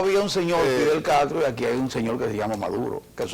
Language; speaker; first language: Spanish; native; Spanish